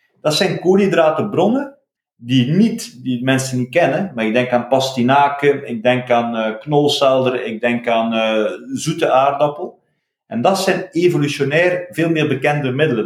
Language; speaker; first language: Dutch; native; Dutch